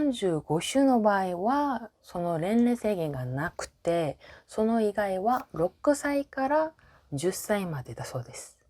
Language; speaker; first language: Japanese; non-native, fluent; Korean